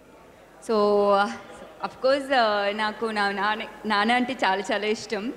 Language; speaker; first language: Telugu; non-native, learner; Tamil